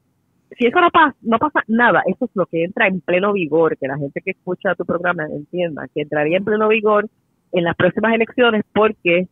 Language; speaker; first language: Spanish; native; Spanish